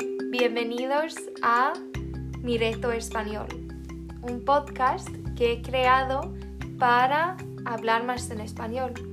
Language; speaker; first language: Spanish; non-native, fluent; Swedish